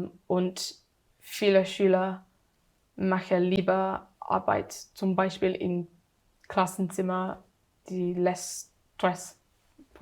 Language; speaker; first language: German; non-native, learner; English